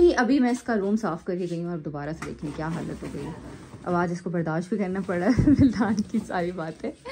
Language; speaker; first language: Urdu; native; Urdu